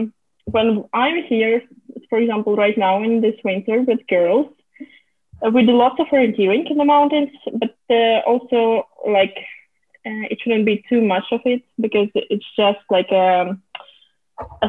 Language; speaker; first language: English; non-native, fluent; Russian